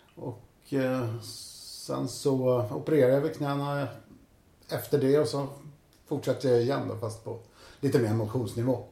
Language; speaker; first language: Swedish; native; Swedish